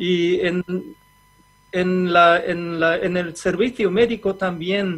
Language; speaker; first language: Spanish; non-native, fluent; Japanese